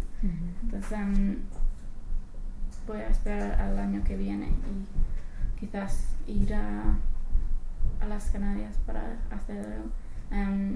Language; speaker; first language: Spanish; non-native, fluent; English